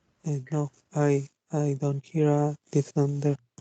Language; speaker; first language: English; non-native, fluent; Spanish